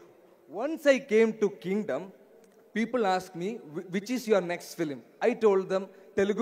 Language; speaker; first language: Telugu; non-native, learner; Malayalam